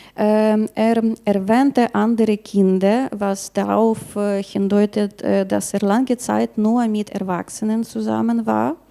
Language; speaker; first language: German; non-native, learner; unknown